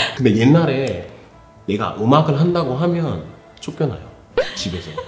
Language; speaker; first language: Korean; non-native, fluent; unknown